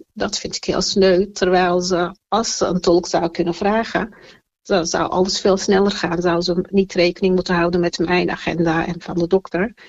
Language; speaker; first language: Dutch; early bilingual, other home language; Turkish